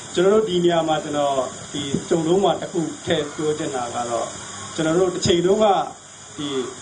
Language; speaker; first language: Burmese; non-native, local second language; Tedim Chin